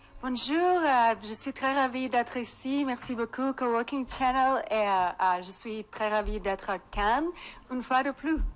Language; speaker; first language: French; non-native, learner; Russian